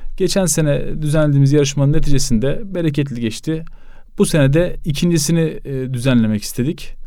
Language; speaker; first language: Turkish; native; Turkish